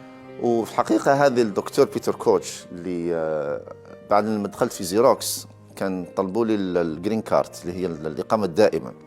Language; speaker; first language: Arabic; native; Arabic